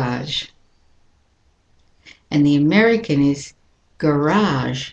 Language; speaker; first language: English; native; English